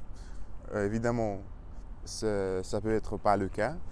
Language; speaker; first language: French; non-native, learner; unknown